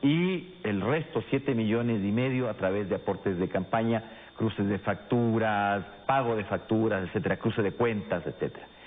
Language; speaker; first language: Spanish; native; Spanish